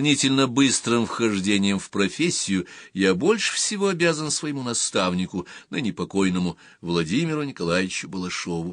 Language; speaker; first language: Russian; native; Russian